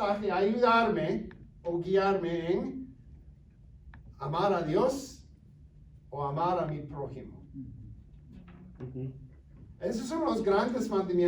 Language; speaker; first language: Spanish; non-native, fluent; English